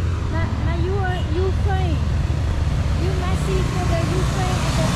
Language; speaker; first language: English; non-native, learner; Hmong